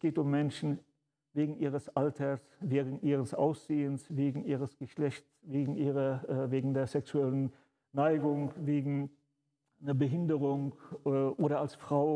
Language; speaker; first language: German; early bilingual, other home language; Turkish